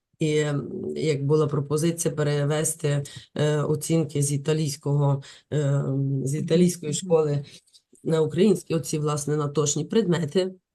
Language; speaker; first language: Ukrainian; native; Ukrainian